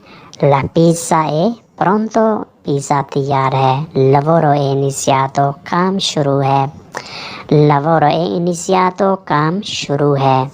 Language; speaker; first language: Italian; non-native, learner; Urdu